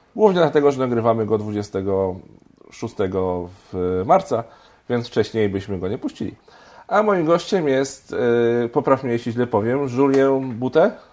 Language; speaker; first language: Polish; native; Polish